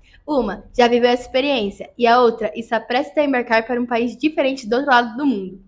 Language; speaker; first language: Portuguese; native; Portuguese